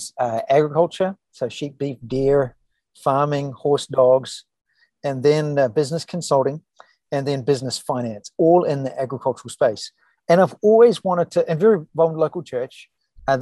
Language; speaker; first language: English; native; English